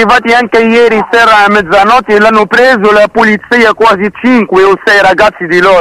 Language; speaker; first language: Italian; non-native, learner; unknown